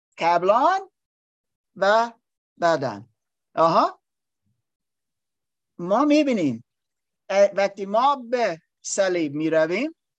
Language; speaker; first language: Persian; non-native, learner; English